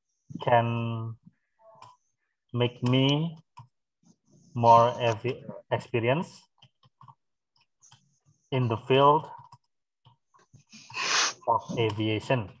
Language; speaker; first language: English; non-native, fluent; Indonesian